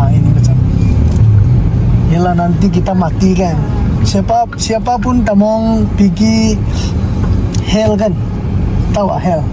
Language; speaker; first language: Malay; non-native, learner; Tedim Chin